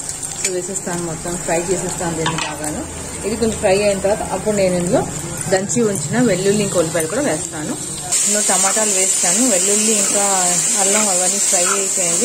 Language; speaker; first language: Telugu; native; Telugu